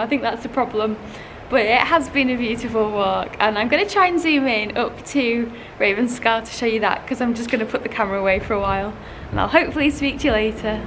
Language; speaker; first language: English; native; English